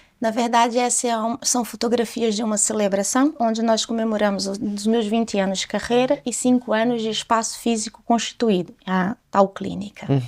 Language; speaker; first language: Portuguese; native; Portuguese